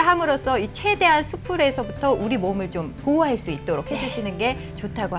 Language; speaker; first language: Korean; native; Korean